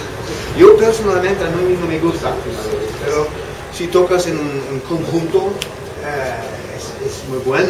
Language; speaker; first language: Spanish; non-native, fluent; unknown